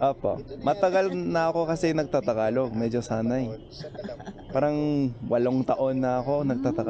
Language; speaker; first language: Filipino; non-native, fluent; English